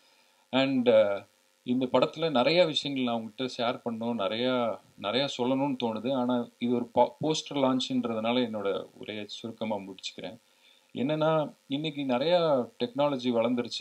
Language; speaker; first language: Tamil; native; Tamil